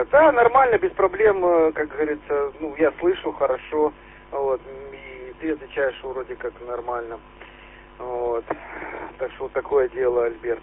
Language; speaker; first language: Russian; native; Russian